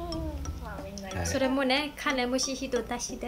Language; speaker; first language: Japanese; non-native, learner; Burmese